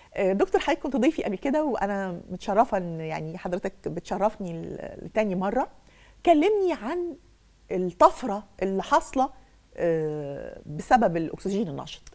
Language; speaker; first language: Egyptian Arabic; native; Egyptian Arabic